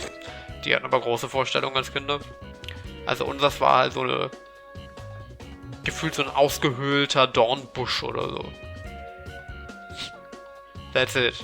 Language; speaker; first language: German; native; German